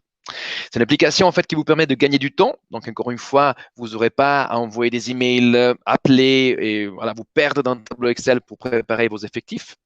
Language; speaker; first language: French; native; French